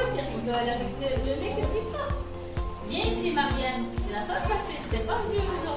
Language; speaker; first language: French; non-native, local second language; Arabic